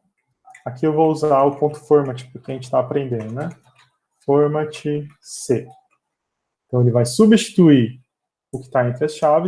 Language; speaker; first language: Portuguese; native; Portuguese